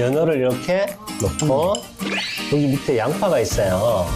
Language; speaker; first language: Korean; native; Korean